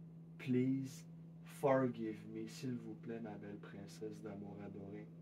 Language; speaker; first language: French; non-native, learner; English